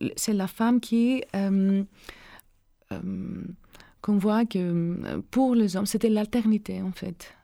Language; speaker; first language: French; non-native, learner; Greek